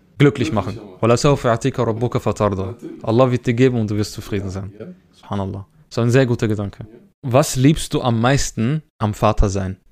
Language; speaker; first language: German; early bilingual, other home language; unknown